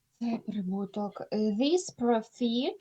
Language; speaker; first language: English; non-native, learner; Ukrainian